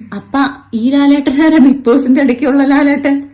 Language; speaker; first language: Malayalam; native; Malayalam